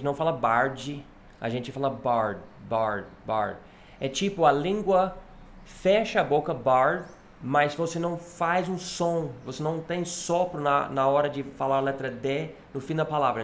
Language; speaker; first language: Portuguese; non-native, fluent; English